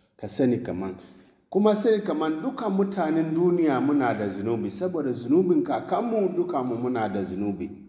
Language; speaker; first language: Hausa; non-native, local second language; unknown